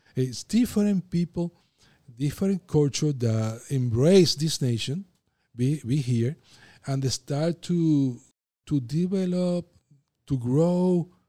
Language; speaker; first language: English; non-native, fluent; Spanish